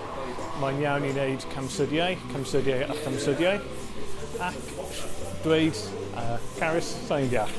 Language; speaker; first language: Welsh; non-native, learner; English